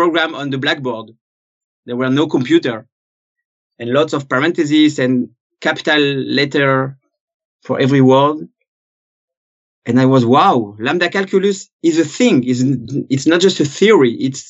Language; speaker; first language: English; non-native, fluent; French